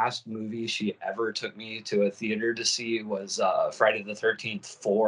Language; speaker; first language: English; native; English